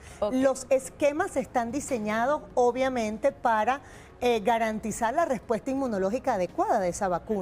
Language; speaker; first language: Spanish; native; Spanish